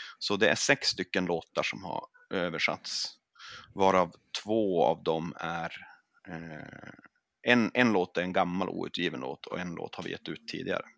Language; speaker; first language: Swedish; native; Swedish